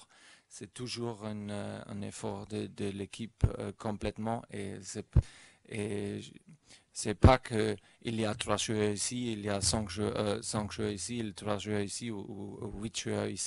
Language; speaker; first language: French; non-native, fluent; German